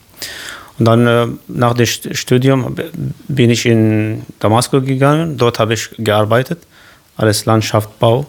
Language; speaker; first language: German; non-native, learner; Kurdish